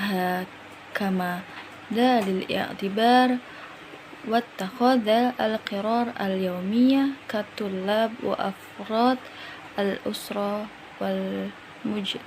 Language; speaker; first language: Arabic; non-native, learner; Indonesian